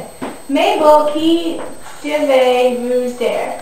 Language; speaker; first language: French; non-native, learner; English